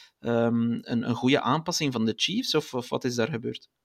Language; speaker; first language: Dutch; native; Dutch